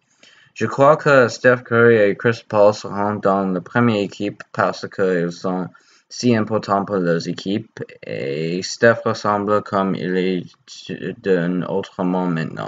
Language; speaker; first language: French; non-native, learner; English